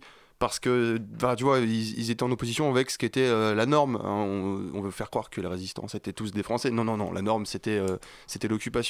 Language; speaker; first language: French; native; French